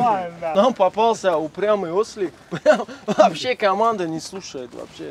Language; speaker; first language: Russian; non-native, local second language; Tajik